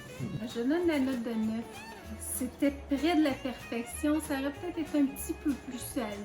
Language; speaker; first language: French; native; French